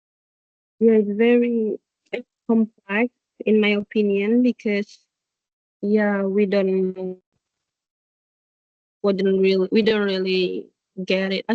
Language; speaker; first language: English; non-native, learner; Indonesian